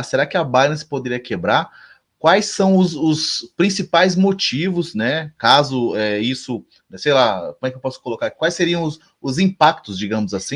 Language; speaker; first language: Portuguese; native; Portuguese